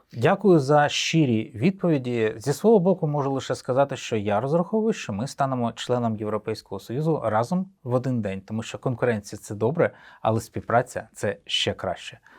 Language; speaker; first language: Ukrainian; native; Ukrainian